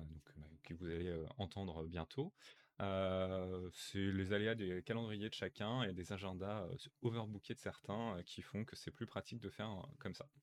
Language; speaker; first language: French; native; French